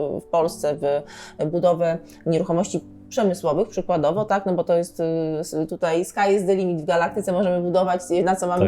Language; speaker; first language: Polish; native; Polish